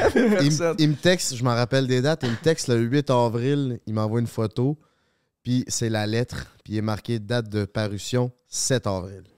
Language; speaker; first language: French; native; French